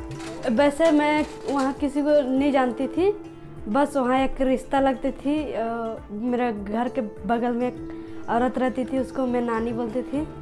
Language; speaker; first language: Hindi; non-native, local second language; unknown